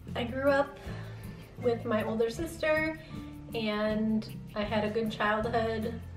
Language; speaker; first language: English; native; English